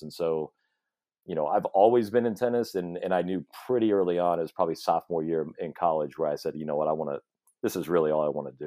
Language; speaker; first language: English; native; English